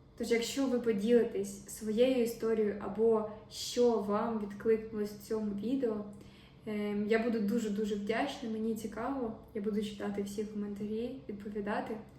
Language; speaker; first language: Ukrainian; non-native, local second language; Russian